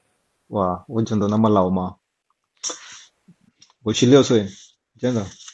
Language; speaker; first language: Chinese; non-native, learner; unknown